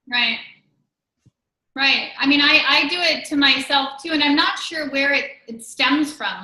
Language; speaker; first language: English; native; English